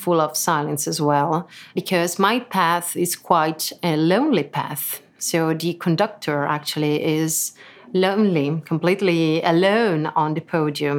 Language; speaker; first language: English; non-native, fluent; Italian